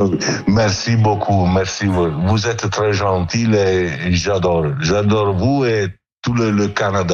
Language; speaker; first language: French; non-native, fluent; Italian